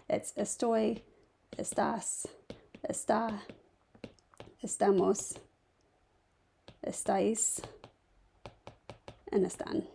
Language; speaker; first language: Spanish; non-native, fluent; English